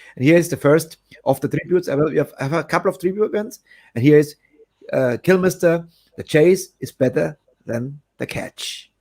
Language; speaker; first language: English; non-native, fluent; German